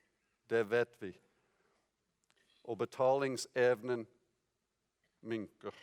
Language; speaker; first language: Norwegian; non-native, fluent; English